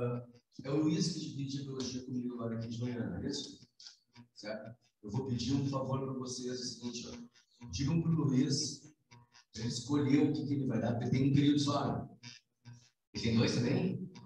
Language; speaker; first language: Portuguese; native; Portuguese